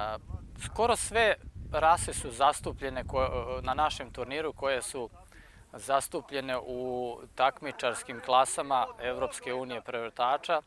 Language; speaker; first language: Bosnian; native; Bosnian